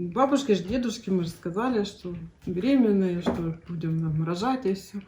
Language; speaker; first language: Russian; native; Russian